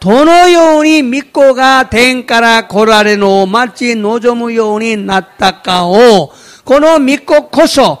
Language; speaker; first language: Japanese; non-native, fluent; Korean